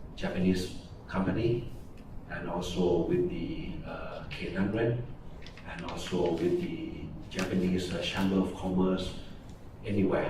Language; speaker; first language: English; non-native, fluent; Thai